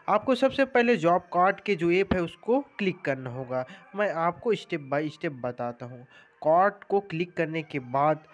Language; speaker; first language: Hindi; native; Hindi